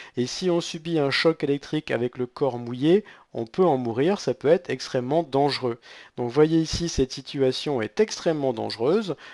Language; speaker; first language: French; native; French